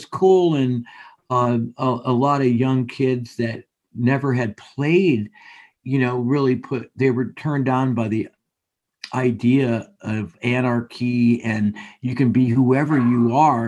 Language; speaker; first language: English; native; English